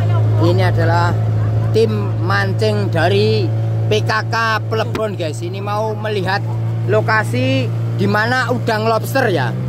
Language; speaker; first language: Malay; non-native, local second language; Javanese